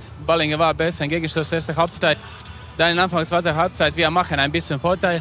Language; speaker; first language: German; non-native, learner; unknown